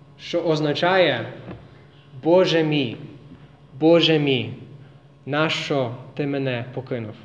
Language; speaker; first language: Ukrainian; non-native, fluent; English